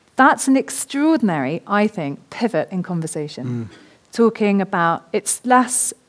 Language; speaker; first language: English; native; English